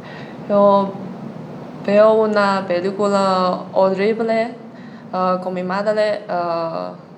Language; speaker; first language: Spanish; non-native, learner; Chinese